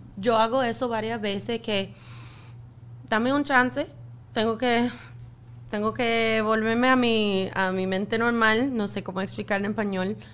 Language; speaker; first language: Spanish; non-native, fluent; English